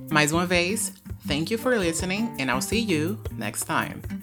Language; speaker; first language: English; non-native, fluent; Portuguese